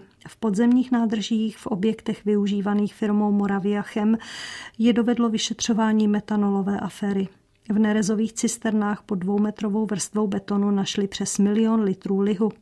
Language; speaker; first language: Czech; native; Czech